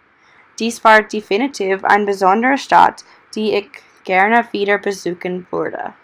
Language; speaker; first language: German; non-native, learner; English